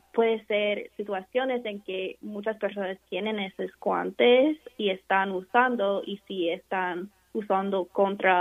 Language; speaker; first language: Spanish; non-native, fluent; English